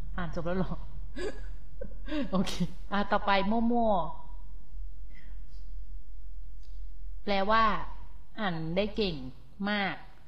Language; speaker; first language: Thai; native; Thai